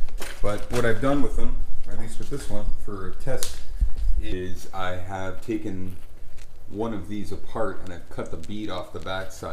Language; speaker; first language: English; native; English